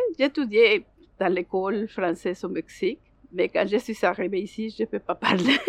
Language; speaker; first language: French; non-native, learner; Spanish